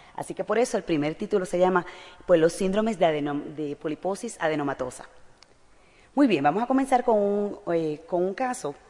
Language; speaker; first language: Spanish; native; Spanish